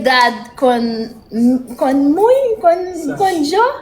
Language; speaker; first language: Spanish; non-native, learner; Haitian Creole